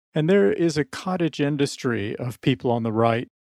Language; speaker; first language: English; native; English